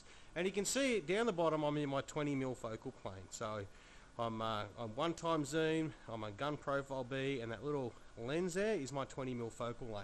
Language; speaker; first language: English; native; English